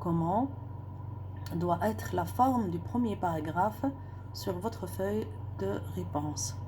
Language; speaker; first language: French; non-native, local second language; Arabic